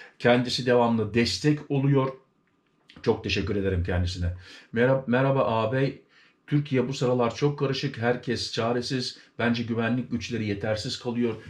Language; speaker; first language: Turkish; native; Turkish